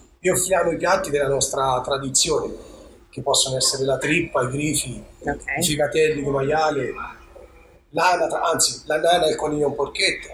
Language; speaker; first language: Italian; native; Italian